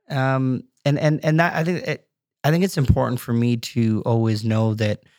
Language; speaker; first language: English; native; English